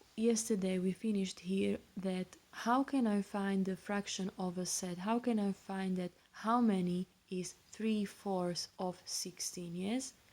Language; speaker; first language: English; non-native, fluent; Slovak